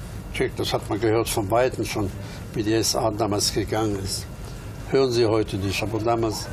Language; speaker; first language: German; early bilingual, other home language; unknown